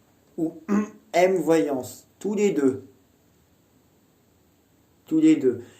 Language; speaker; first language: French; native; French